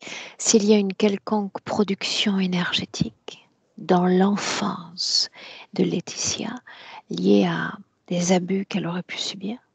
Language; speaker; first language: French; native; French